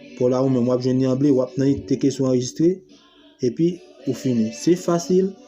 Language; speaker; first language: Haitian Creole; native; Haitian Creole